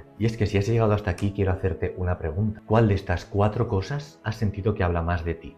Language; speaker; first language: Spanish; native; Spanish